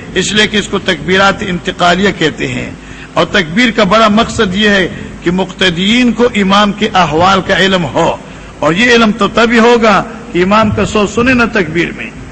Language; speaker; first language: Urdu; non-native, local second language; Northern Hindko